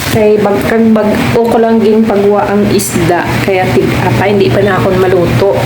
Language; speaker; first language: Filipino; non-native, local second language; Hiligaynon